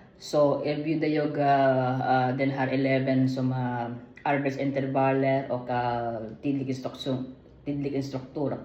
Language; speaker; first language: Swedish; non-native, learner; Filipino